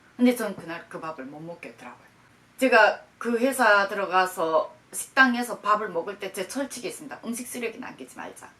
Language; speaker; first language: Korean; native; Korean